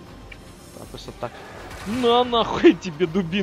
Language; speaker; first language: Russian; native; Russian